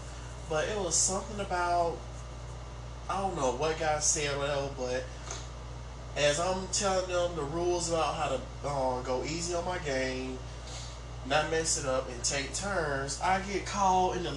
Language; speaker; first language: English; native; English